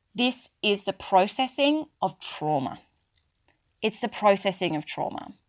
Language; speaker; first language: English; native; English